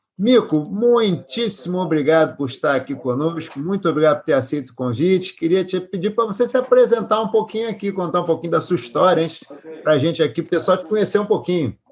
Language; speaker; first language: Portuguese; native; Portuguese